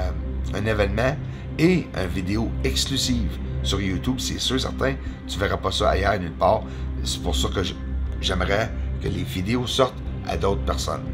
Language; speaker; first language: French; native; French